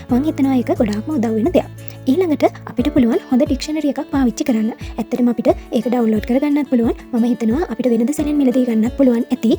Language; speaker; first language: Sinhala; native; Sinhala